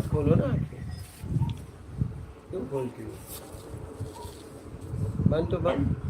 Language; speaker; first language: Hindi; native; Hindi